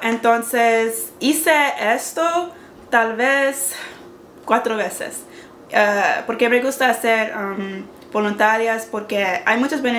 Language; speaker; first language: Spanish; non-native, learner; English